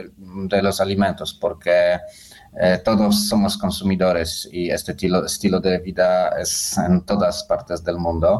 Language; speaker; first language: Spanish; non-native, fluent; Polish